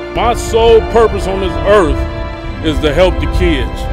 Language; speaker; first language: English; native; English